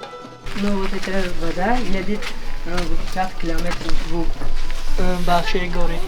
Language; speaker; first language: Russian; non-native, local second language; Tajik